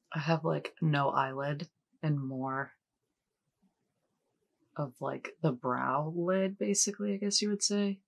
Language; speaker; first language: English; native; English